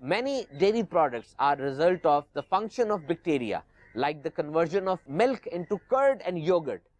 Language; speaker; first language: English; non-native, local second language; Urdu